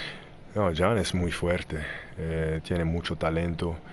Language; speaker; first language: Spanish; non-native, learner; English